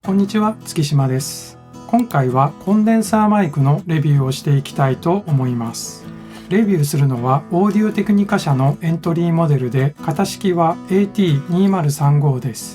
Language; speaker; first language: Japanese; native; Japanese